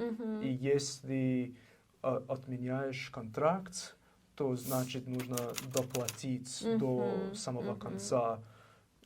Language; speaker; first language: Russian; non-native, learner; English